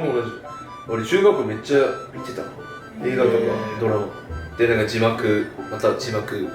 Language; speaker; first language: Japanese; non-native, fluent; Chinese